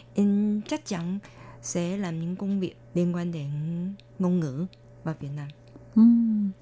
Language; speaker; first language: Vietnamese; non-native, fluent; Chinese